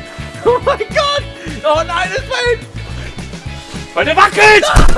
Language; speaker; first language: German; native; German